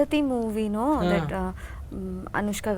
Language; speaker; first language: Telugu; non-native, learner; Bangla